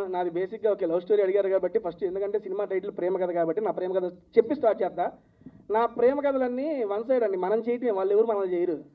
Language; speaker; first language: Telugu; native; Telugu